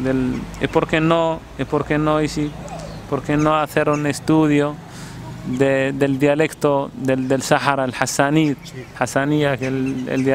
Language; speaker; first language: Spanish; non-native, fluent; Arabic